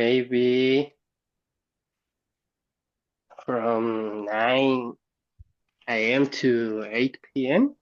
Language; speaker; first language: English; non-native, learner; Spanish